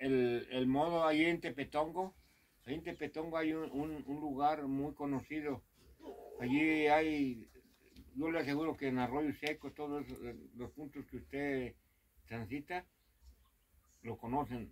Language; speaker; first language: Spanish; native; Spanish